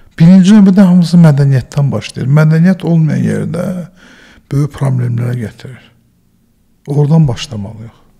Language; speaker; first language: Azerbaijani; native; Azerbaijani